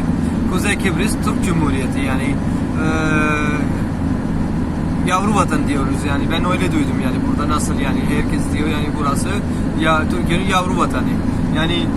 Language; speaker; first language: Turkish; non-native, learner; Urdu